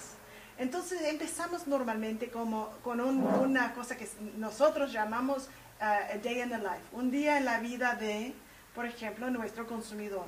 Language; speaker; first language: Spanish; early bilingual, heritage; Spanish